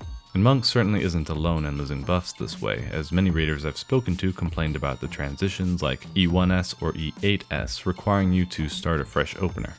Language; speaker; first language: English; native; English